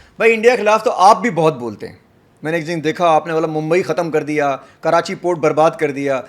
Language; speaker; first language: Urdu; native; Urdu